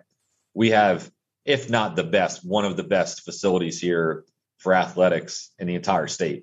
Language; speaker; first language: English; native; English